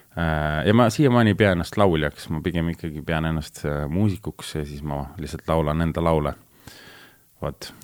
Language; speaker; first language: Estonian; native; Estonian